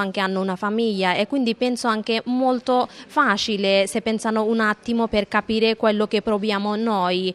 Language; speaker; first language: Italian; non-native, fluent; Bangla